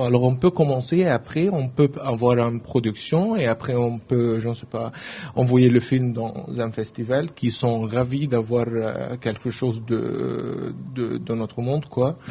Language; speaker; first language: French; non-native, learner; Arabic